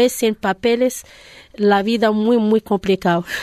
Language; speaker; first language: Spanish; non-native, learner; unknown